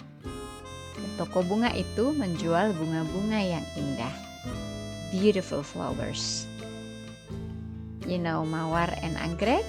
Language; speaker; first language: Indonesian; native; Indonesian